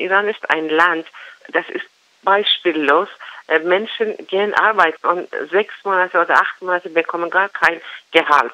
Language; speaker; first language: German; non-native, learner; Persian